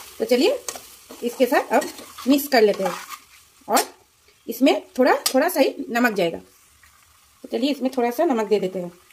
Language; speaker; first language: Hindi; non-native, local second language; Bangla